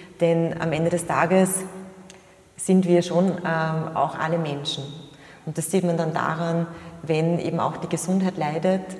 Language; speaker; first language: German; native; German